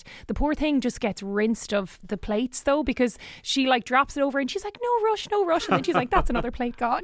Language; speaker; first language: English; native; English